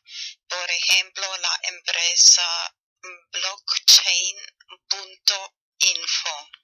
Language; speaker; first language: Spanish; non-native, learner; German